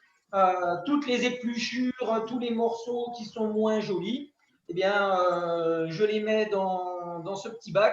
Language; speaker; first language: French; native; French